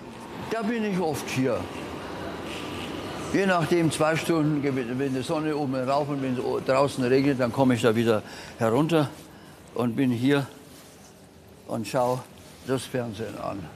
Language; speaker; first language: German; native; German